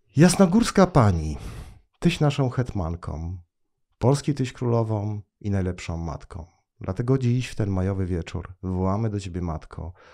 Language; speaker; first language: Polish; native; Polish